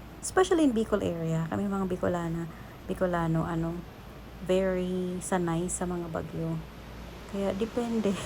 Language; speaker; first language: Filipino; non-native, local second language; Bikol